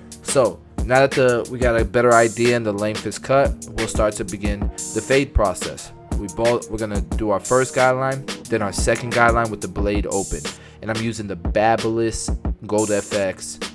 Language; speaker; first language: English; native; English